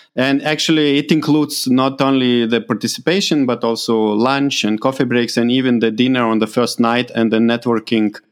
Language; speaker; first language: English; non-native, fluent; Lithuanian